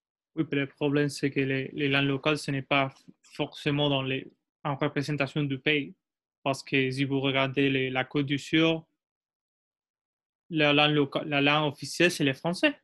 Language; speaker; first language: French; non-native, learner; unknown